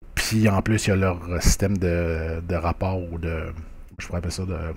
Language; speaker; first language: French; native; French